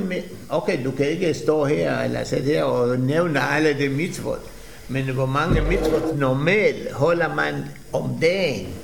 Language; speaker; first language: Danish; non-native, fluent; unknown